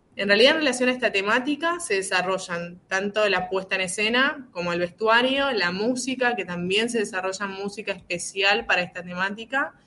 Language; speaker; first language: Spanish; native; Spanish